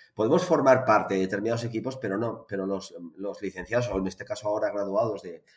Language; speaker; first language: Spanish; native; Spanish